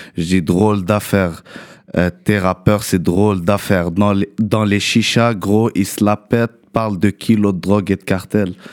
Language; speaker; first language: French; early bilingual, other home language; Arabic